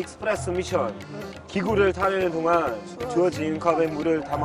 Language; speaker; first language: Korean; non-native, fluent; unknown